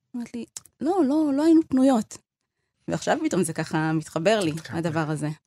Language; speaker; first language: Hebrew; early bilingual, other home language; Amharic